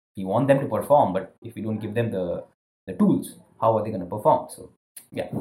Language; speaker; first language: English; non-native, local second language; Gujarati